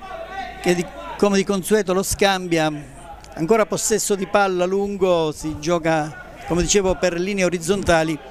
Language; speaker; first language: Italian; native; Italian